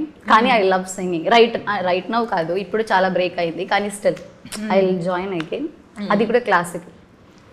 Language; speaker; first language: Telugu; non-native, learner; Malayalam